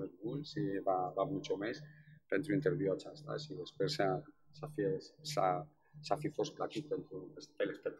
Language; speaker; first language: Romanian; non-native, fluent; Spanish